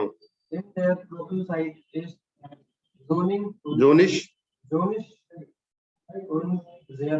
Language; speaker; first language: German; non-native, learner; Hindi